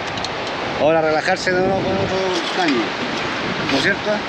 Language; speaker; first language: Spanish; native; Spanish